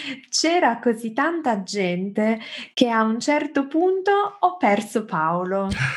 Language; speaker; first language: Italian; native; Italian